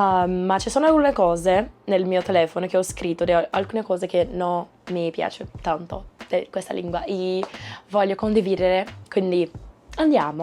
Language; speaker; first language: Italian; non-native, learner; Portuguese